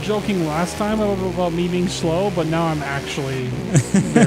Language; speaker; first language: English; native; English